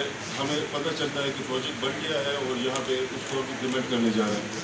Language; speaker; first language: Urdu; non-native, local second language; Khowar